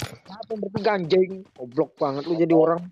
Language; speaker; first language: Indonesian; native; Indonesian